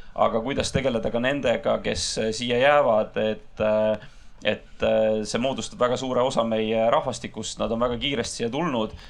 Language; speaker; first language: Estonian; non-native, local second language; Russian